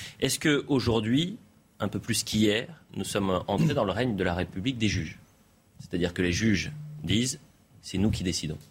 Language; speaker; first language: French; native; French